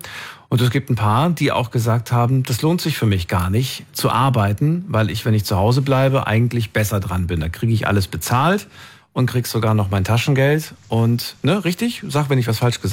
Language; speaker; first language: German; native; German